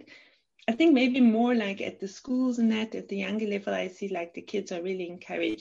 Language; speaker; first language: English; native; English